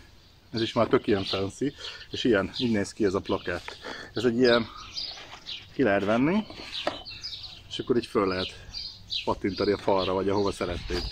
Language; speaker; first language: Hungarian; native; Hungarian